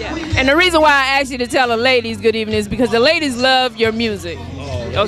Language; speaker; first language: English; native; English